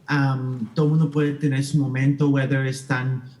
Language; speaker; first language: Spanish; early bilingual, heritage; Spanish